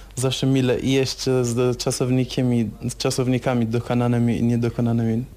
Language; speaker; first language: Polish; non-native, fluent; Persian